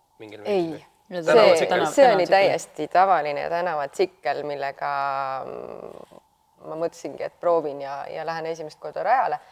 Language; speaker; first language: Estonian; native; Estonian